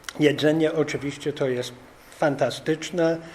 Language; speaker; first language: Polish; non-native, learner; English